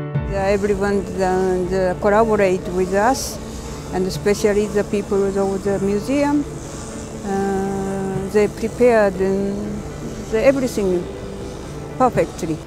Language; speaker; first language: English; non-native, learner; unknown